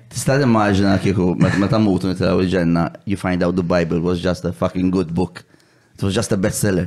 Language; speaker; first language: English; non-native, local second language; Maltese